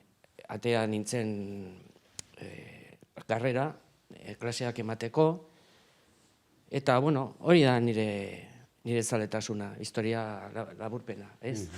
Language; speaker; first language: Basque; non-native, local second language; Spanish